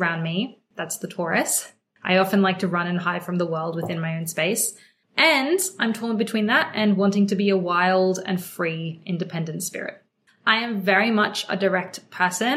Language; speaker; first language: English; native; English